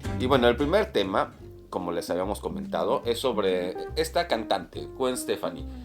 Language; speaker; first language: Spanish; native; Spanish